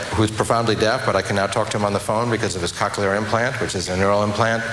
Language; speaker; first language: English; native; English